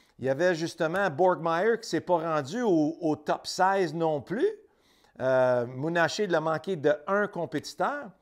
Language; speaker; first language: French; native; French